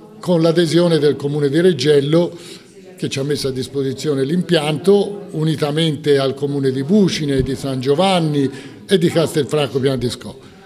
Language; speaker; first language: Italian; native; Italian